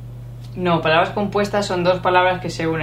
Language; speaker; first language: Spanish; native; Spanish